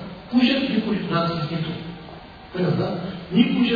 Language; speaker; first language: Russian; non-native, learner; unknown